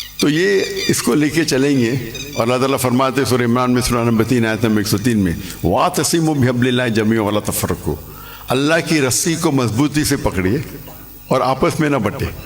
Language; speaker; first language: Urdu; non-native, local second language; English